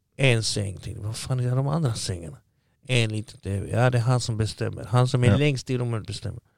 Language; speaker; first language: Swedish; early bilingual, other home language; Arabic